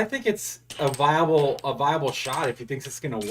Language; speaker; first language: English; native; English